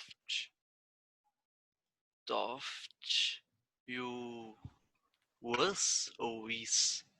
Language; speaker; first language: English; non-native, learner; Portuguese